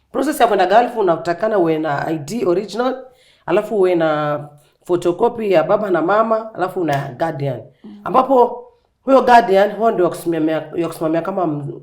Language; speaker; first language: Swahili; non-native, local second language; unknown